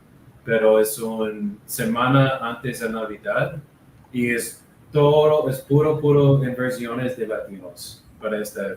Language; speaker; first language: Spanish; non-native, learner; English